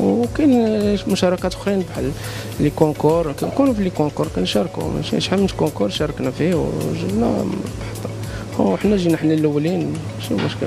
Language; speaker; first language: Arabic; native; Arabic